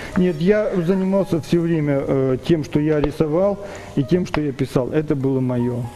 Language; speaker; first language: Russian; native; Russian